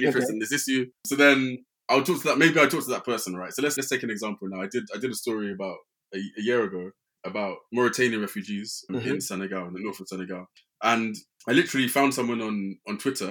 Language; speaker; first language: English; native; English